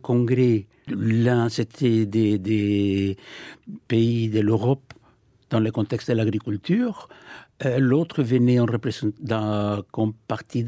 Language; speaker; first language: French; non-native, fluent; Spanish